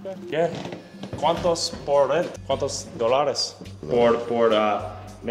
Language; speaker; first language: Spanish; non-native, learner; English